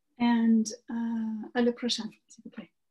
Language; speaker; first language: French; non-native, learner; English